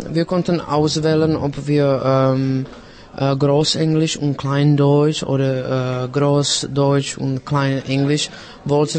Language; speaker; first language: German; non-native, fluent; Czech